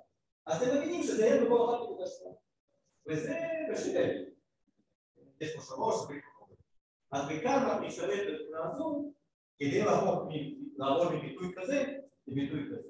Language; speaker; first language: Hebrew; non-native, fluent; Russian